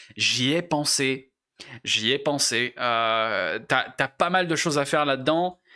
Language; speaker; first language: French; native; French